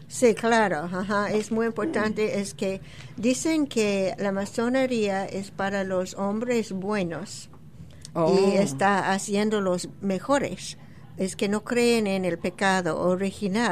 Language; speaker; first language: Spanish; non-native, fluent; English